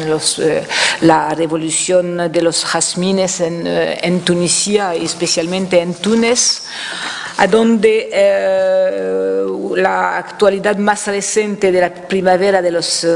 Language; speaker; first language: Spanish; non-native, fluent; French